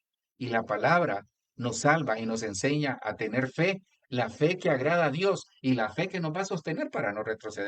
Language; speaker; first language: Spanish; native; Spanish